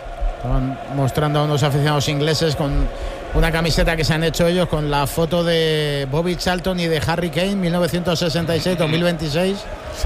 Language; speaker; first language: Spanish; native; Spanish